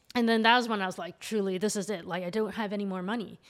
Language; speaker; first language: English; native; English